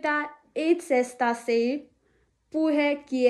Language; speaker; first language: Finnish; non-native, learner; Nepali